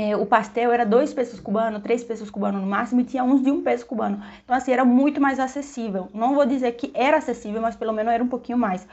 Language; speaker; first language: Portuguese; non-native, fluent; Spanish